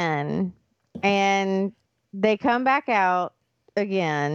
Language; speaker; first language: English; native; English